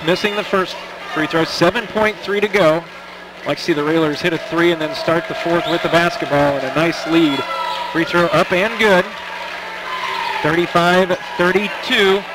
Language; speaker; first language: English; native; English